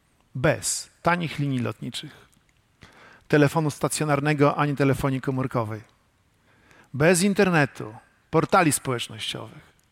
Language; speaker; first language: Polish; native; Polish